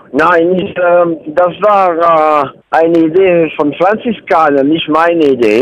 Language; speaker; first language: German; non-native, learner; Italian